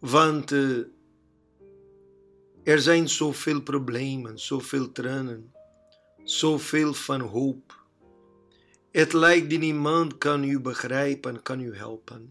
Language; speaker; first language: Dutch; non-native, learner; Portuguese